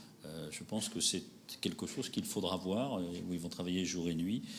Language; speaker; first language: French; native; French